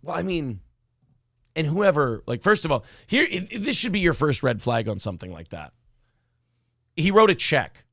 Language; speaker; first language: English; native; English